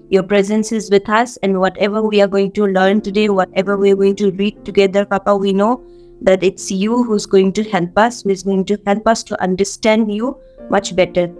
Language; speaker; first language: English; non-native, local second language; Assamese